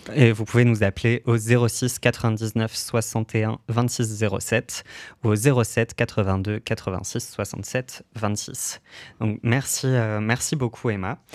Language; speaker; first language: French; native; French